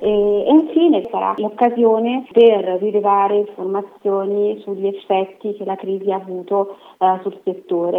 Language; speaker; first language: Italian; native; Italian